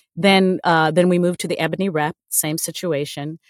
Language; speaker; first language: English; native; English